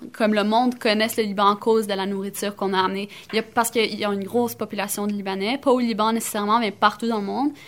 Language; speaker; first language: French; early bilingual, other home language; Arabic